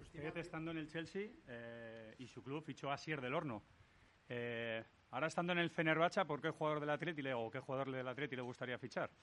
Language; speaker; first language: Spanish; native; Spanish